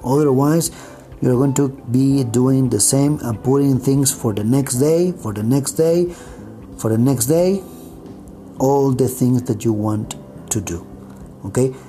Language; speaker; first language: English; non-native, fluent; Spanish